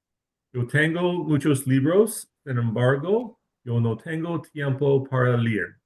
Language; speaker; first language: Spanish; non-native, learner; English